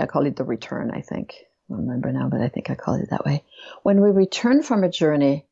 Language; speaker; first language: English; non-native, fluent; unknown